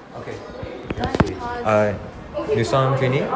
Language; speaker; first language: French; non-native, learner; English